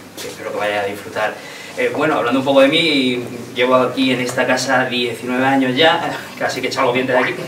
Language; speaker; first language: Spanish; native; Spanish